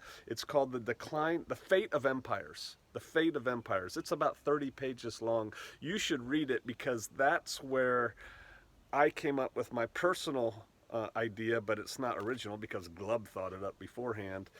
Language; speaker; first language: English; native; English